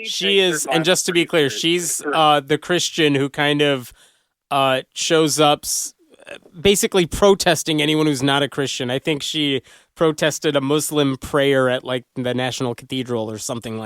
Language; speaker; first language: English; native; English